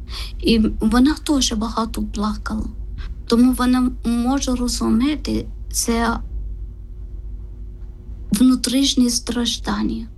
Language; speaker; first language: Ukrainian; non-native, learner; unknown